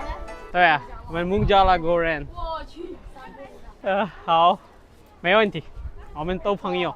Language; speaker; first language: Chinese; non-native, learner; Bangla